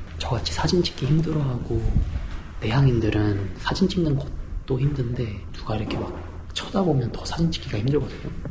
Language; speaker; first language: Korean; early bilingual, heritage; Korean